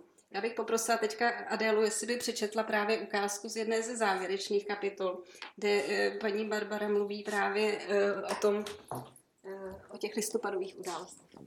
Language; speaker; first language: Czech; native; Czech